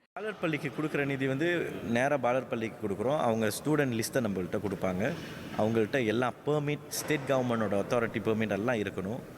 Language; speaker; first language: Tamil; native; Tamil